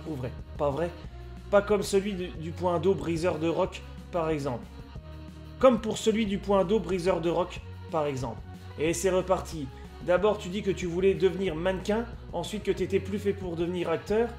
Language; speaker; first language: French; native; French